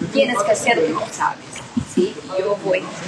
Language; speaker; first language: Spanish; non-native, learner; Portuguese